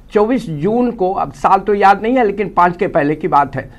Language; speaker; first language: Hindi; native; Hindi